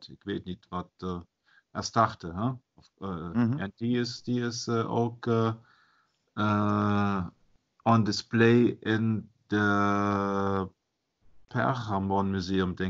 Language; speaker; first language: Dutch; non-native, fluent; German